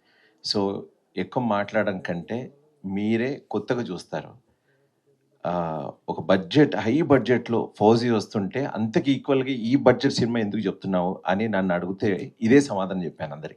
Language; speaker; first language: Telugu; native; Telugu